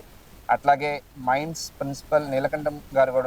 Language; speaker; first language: Telugu; native; Telugu